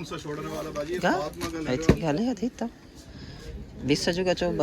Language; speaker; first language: Indonesian; non-native, learner; Urdu